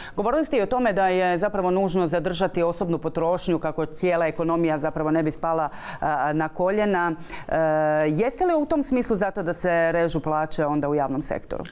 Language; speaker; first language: Croatian; native; Croatian